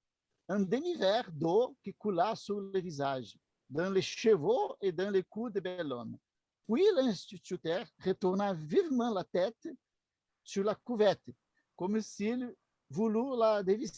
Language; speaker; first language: French; non-native, learner; Portuguese